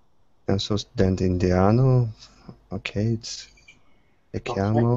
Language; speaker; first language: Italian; non-native, learner; English